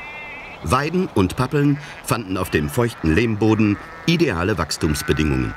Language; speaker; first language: German; native; German